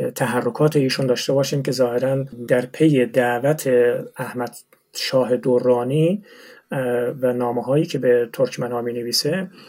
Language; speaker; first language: Persian; non-native, local second language; Turkmen